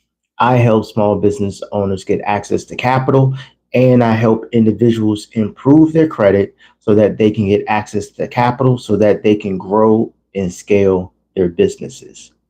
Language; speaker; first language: English; native; English